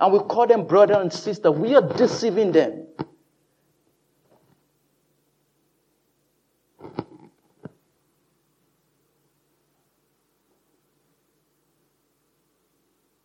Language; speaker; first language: English; non-native, local second language; Yoruba